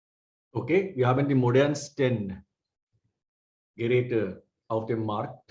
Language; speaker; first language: German; non-native, fluent; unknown